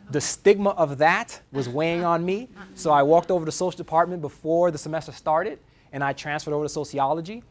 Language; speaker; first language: English; native; English